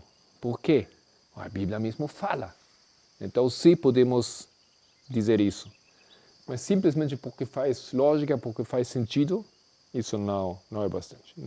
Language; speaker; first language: Portuguese; non-native, fluent; Spanish